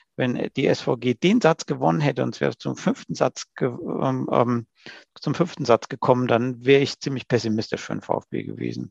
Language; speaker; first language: German; native; German